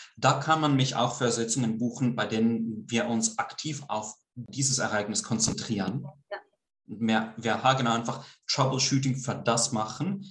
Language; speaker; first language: German; early bilingual, heritage; Swiss German